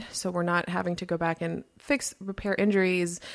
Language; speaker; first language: English; early bilingual, other home language; Spanish